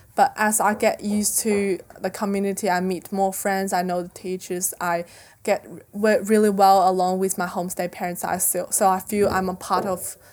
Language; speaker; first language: English; non-native, fluent; Chinese